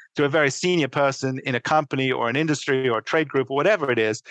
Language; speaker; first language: English; native; English